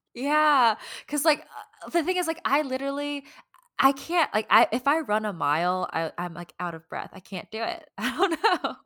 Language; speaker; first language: English; early bilingual, other home language; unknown